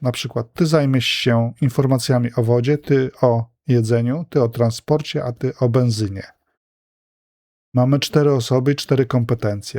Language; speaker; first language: Polish; native; Polish